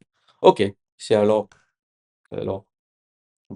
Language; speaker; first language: French; non-native, learner; English